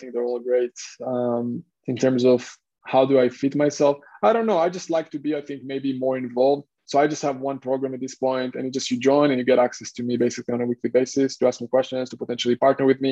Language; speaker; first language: English; non-native, fluent; Hebrew